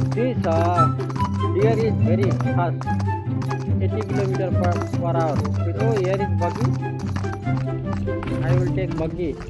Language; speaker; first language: English; non-native, learner; Nepali